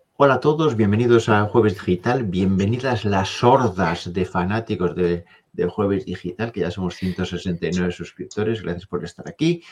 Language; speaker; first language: Spanish; native; Spanish